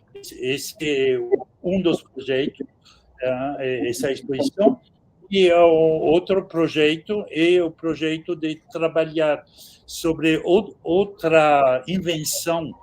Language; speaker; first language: Portuguese; non-native, fluent; French